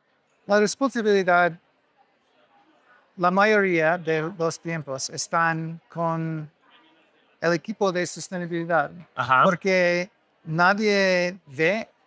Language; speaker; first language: Spanish; non-native, learner; English